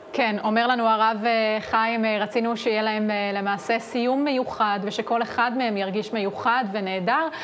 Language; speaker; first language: Hebrew; native; Hebrew